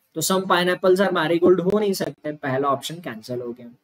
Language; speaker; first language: Hindi; non-native, local second language; Marathi